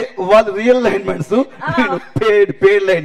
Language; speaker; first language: Telugu; native; Telugu